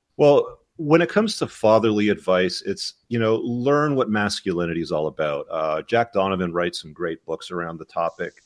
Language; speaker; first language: English; native; English